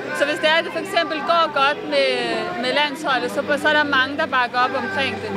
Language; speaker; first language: Danish; early bilingual, other home language; Bosnian